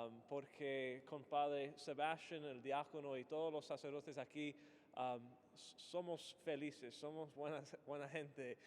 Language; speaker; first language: Spanish; non-native, fluent; English